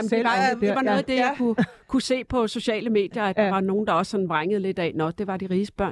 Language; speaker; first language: Danish; native; Danish